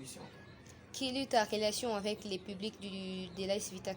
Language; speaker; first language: French; non-native, local second language; Lingala